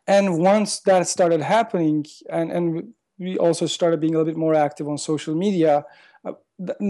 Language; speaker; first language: English; non-native, fluent; Turkish